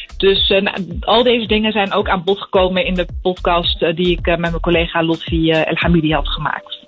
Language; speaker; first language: Dutch; early bilingual, other home language; Arabic